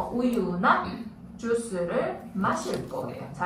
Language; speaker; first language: Korean; native; Korean